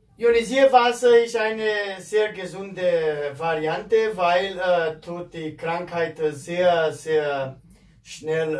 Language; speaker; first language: German; non-native, fluent; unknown